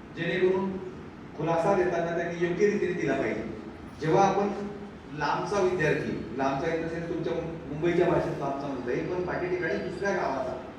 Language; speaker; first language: Marathi; native; Marathi